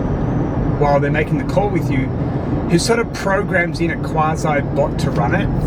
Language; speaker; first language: English; native; English